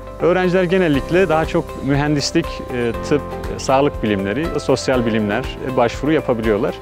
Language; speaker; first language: Turkish; native; Turkish